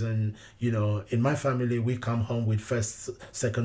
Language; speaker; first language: English; non-native, local second language; Yoruba